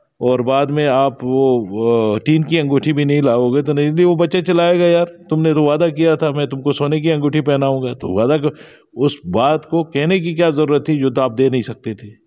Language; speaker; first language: Hindi; non-native, local second language; Shina